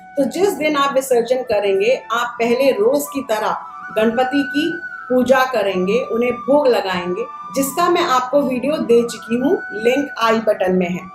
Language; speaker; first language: Hindi; native; Hindi